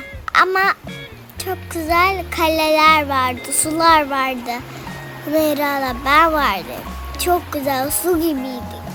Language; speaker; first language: Turkish; early bilingual, heritage; Turkish